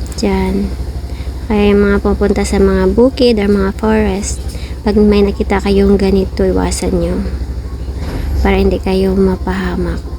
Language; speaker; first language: Filipino; non-native, local second language; Cebuano